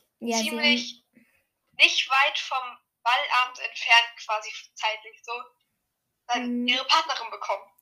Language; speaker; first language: German; native; German